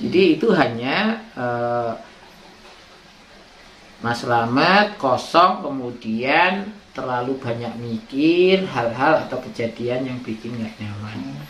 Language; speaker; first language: Indonesian; native; Indonesian